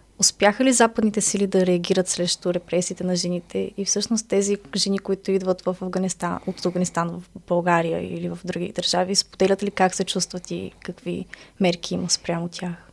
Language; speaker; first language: Bulgarian; native; Bulgarian